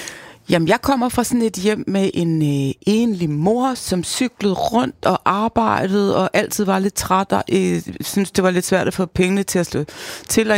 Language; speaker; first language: Danish; native; Danish